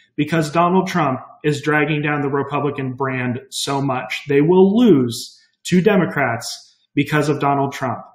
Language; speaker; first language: English; native; English